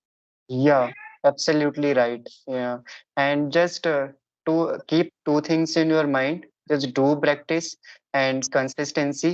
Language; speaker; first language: English; non-native, local second language; Hindi